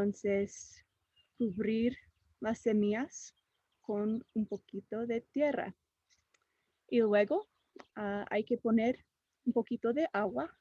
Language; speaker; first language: Spanish; non-native, fluent; English